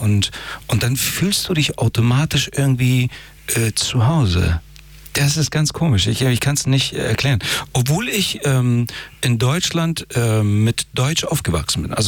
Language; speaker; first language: German; early bilingual, other home language; Persian